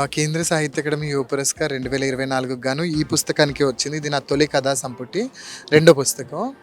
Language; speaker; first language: Telugu; non-native, local second language; Lambadi